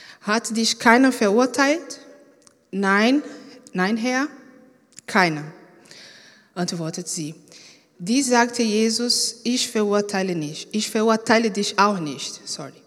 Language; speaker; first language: German; non-native, fluent; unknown